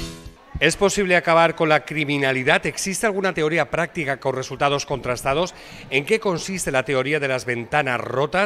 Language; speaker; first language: Spanish; non-native, local second language; Catalan